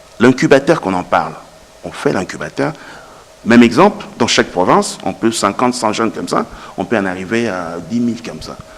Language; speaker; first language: French; non-native, local second language; Lingala